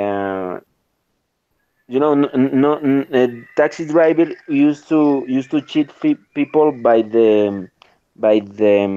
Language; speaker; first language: English; non-native, learner; Spanish